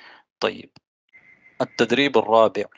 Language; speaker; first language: Arabic; non-native, fluent; Tamil